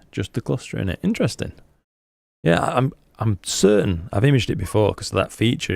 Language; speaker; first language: English; native; English